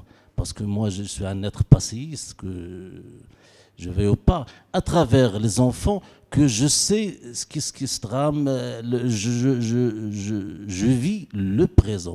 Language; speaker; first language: French; non-native, local second language; Arabic